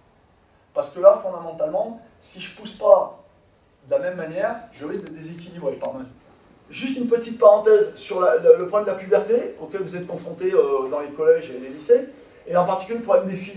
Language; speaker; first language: French; native; French